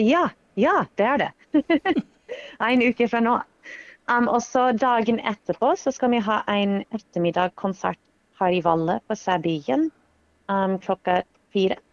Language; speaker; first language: Norwegian; non-native, fluent; English